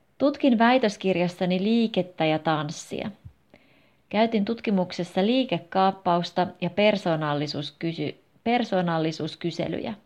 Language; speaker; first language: Finnish; non-native, fluent; English